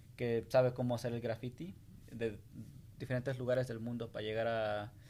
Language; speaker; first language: Spanish; early bilingual, heritage; Spanish